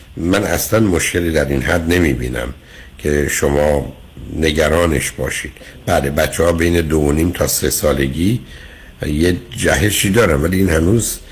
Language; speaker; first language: Persian; native; Persian